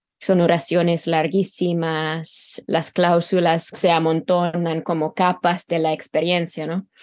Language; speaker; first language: Spanish; non-native, fluent; English